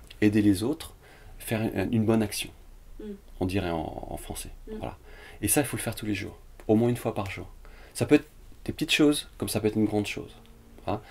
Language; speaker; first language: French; early bilingual, other home language; Vietnamese